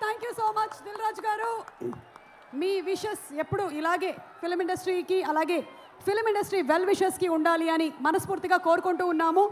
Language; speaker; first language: Telugu; native; Telugu